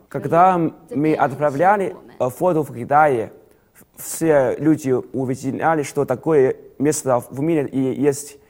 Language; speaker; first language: Russian; non-native, learner; Chinese